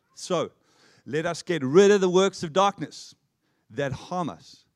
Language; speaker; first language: English; native; English